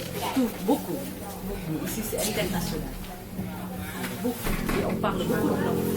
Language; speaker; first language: French; early bilingual, other home language; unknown